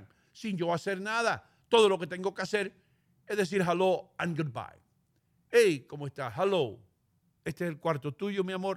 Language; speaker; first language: Spanish; native; Spanish